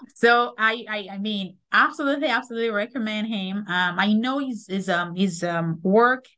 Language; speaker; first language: English; non-native, local second language; Yoruba